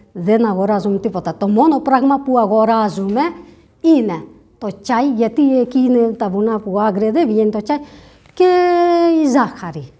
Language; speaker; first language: Greek; non-native, fluent; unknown